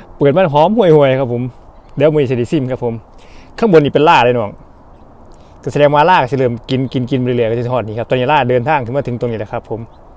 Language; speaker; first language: Thai; non-native, local second language; Lao